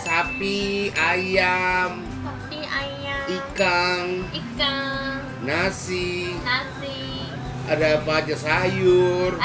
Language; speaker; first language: Indonesian; non-native, fluent; Japanese